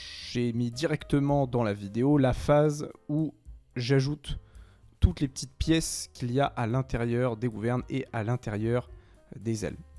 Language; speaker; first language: French; native; French